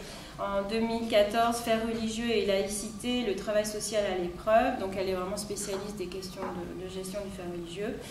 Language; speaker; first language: French; native; French